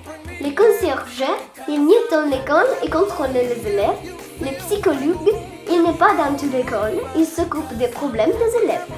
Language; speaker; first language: French; non-native, learner; Italian